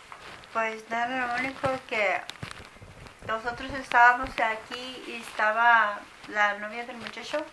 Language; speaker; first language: Spanish; native; Spanish